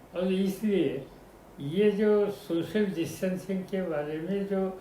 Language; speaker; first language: Hindi; non-native, local second language; Marathi